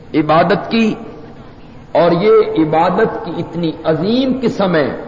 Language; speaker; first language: Urdu; native; Urdu